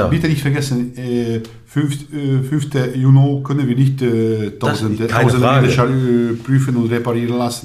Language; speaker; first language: German; non-native, learner; Hungarian